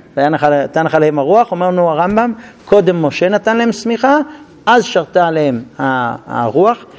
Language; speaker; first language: Hebrew; non-native, fluent; English